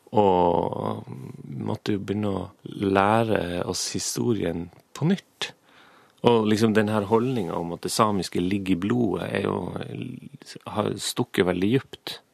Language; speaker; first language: Norwegian; native; Norwegian